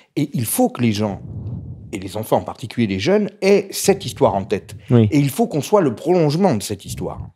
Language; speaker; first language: French; native; French